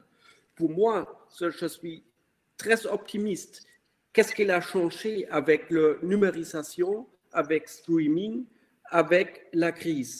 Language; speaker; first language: French; non-native, fluent; German